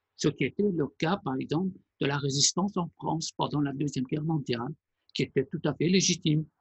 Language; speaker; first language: French; non-native, fluent; Persian